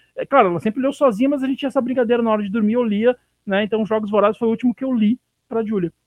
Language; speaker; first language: Portuguese; native; Portuguese